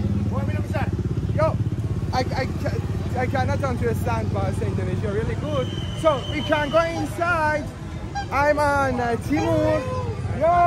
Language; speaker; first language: English; non-native, fluent; Persian